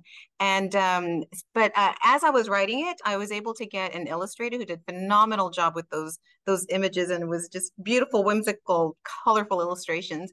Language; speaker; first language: English; early bilingual, other home language; Spanish